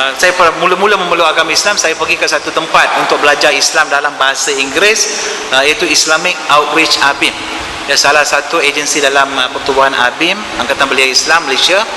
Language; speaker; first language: Malay; non-native, local second language; Tamil